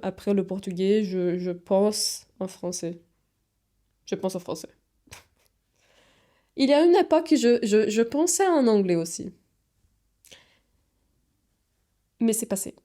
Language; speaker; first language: French; non-native, fluent; Portuguese